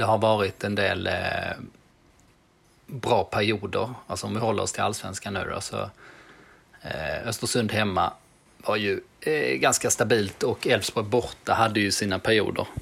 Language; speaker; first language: Swedish; native; Swedish